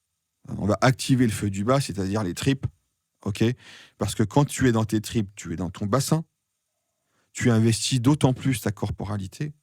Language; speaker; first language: French; native; French